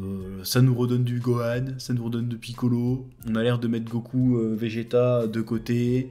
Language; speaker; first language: French; native; French